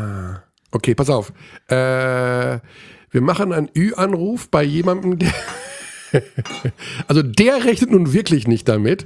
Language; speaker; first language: German; native; German